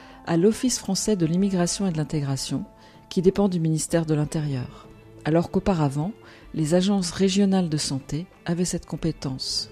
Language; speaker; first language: French; native; French